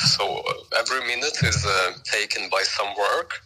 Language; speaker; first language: English; non-native, fluent; Ukrainian